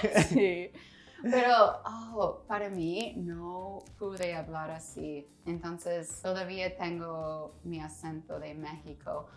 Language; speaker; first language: Spanish; non-native, learner; English